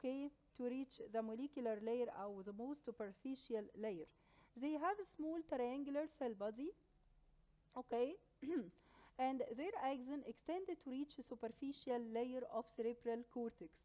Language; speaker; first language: English; non-native, local second language; Arabic